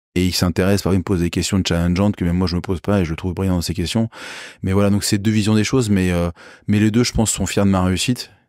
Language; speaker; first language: French; native; French